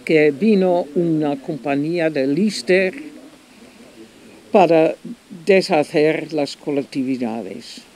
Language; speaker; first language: Spanish; non-native, fluent; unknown